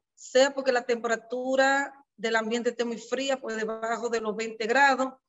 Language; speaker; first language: Spanish; native; Spanish